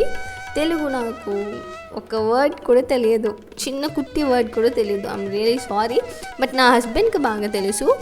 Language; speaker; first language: Telugu; non-native, learner; Tamil